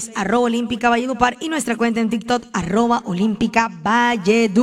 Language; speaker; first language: Spanish; native; Spanish